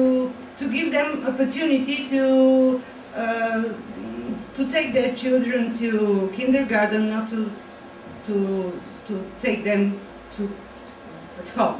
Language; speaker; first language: English; non-native, fluent; Bulgarian